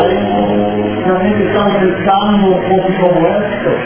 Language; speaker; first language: Spanish; non-native, fluent; English